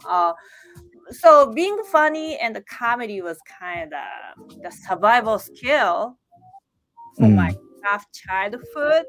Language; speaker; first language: English; non-native, fluent; Japanese